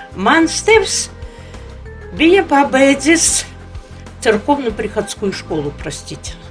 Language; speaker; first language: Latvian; non-native, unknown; Ukrainian